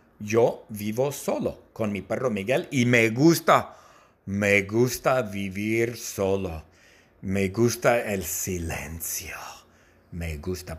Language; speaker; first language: Spanish; non-native, learner; English